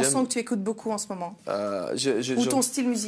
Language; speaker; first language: French; native; French